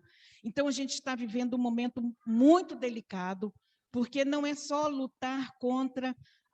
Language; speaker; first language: Portuguese; native; Portuguese